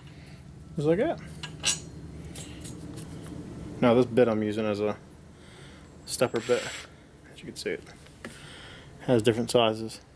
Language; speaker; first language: English; native; English